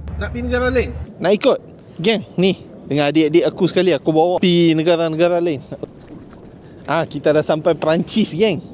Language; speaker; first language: Malay; native; Malay